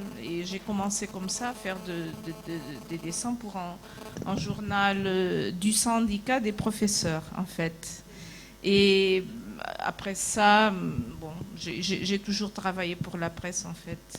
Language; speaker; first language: French; non-native, fluent; Portuguese